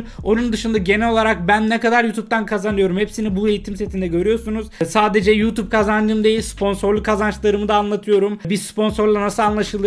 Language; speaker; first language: Turkish; native; Turkish